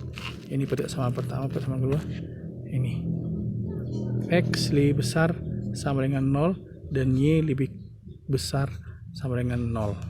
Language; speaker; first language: Indonesian; native; Indonesian